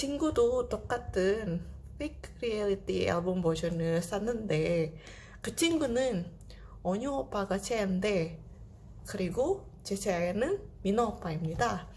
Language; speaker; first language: Korean; non-native, fluent; Indonesian